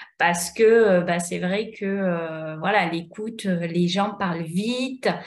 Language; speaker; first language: French; native; French